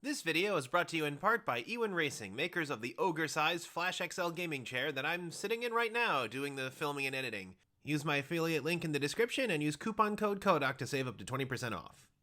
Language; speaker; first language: English; native; English